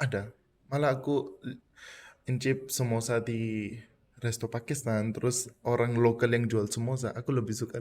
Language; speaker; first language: Indonesian; non-native, fluent; Punjabi